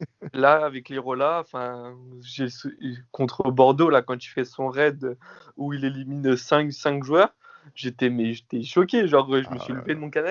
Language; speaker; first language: French; native; French